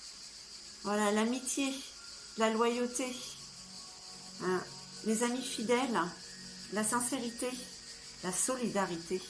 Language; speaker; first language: French; native; French